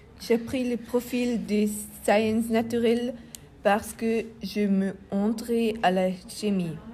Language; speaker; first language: French; non-native, learner; German